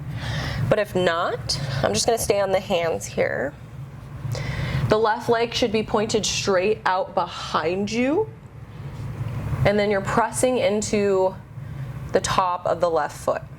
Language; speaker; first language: English; native; English